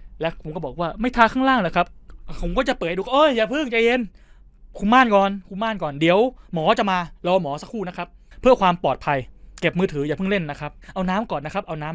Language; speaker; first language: Thai; native; Thai